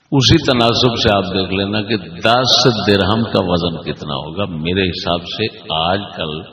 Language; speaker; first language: Urdu; non-native, local second language; Punjabi